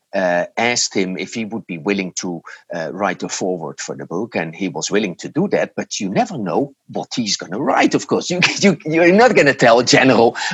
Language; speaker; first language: English; non-native, fluent; Dutch